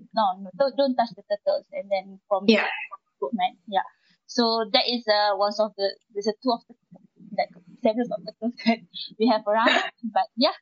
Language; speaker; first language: English; non-native, local second language; Malay